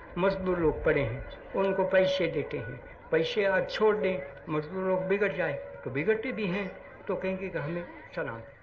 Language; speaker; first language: Hindi; non-native, local second language; Gujarati